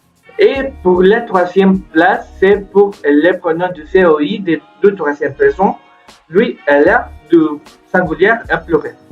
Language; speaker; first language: French; non-native, learner; Spanish